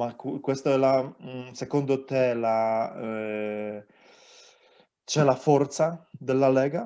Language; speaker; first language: Italian; non-native, learner; Polish